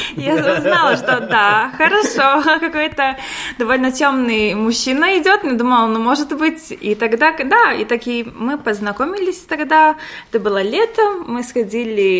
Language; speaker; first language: Russian; non-native, local second language; Latvian